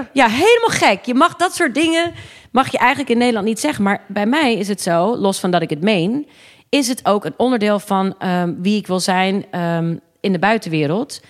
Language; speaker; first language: Dutch; early bilingual, other home language; English